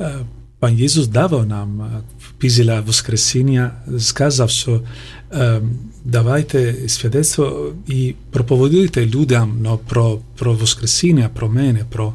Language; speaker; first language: Polish; non-native, learner; Italian